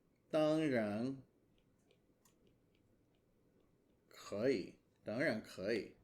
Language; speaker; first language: Chinese; non-native, learner; English